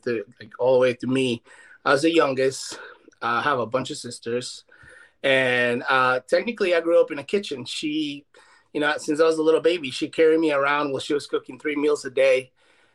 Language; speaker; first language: English; non-native, fluent; Spanish